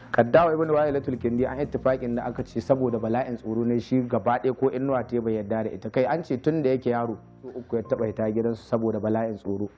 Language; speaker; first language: Hausa; native; Hausa